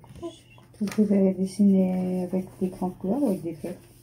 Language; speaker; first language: French; native; French